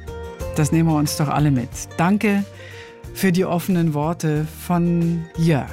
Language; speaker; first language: German; native; German